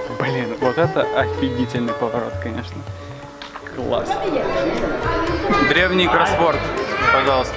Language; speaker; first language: Russian; native; Russian